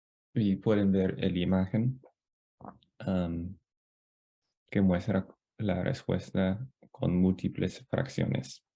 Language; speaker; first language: Spanish; non-native, fluent; English